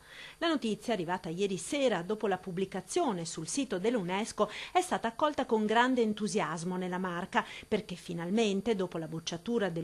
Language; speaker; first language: Italian; native; Italian